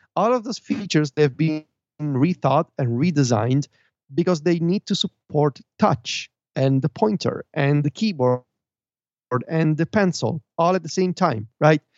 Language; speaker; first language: English; non-native, fluent; Italian